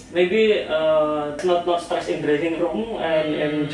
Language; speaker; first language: English; non-native, learner; Indonesian